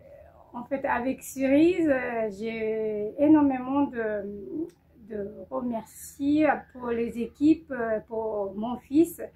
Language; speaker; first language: French; non-native, fluent; Japanese